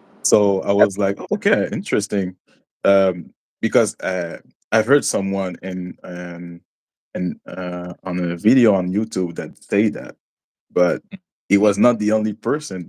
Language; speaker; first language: English; non-native, local second language; French